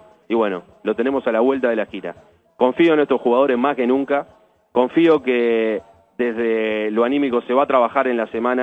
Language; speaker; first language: Spanish; native; Spanish